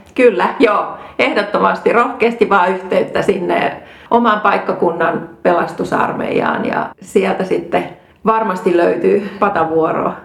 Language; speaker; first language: Finnish; native; Finnish